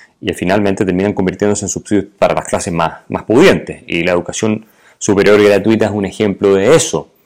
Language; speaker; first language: Spanish; native; Spanish